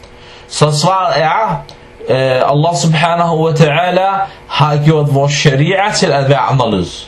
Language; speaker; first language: Danish; non-native, fluent; Arabic